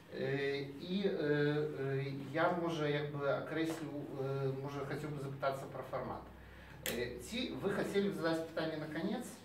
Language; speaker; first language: Belarusian; native; Belarusian